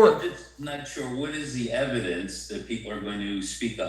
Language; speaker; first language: English; native; English